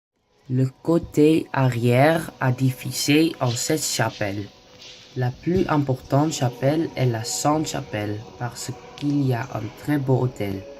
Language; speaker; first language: French; non-native, learner; Dutch